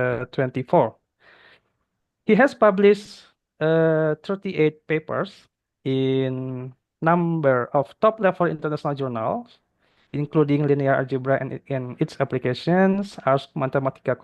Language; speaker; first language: English; non-native, fluent; Indonesian